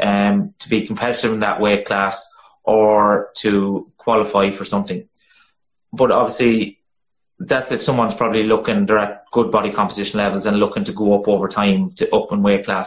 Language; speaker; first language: English; native; English